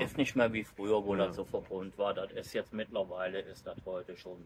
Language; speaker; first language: German; native; German